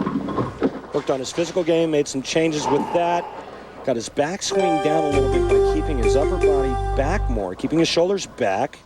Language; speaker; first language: English; native; English